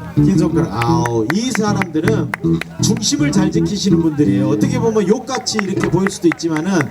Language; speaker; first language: Korean; native; Korean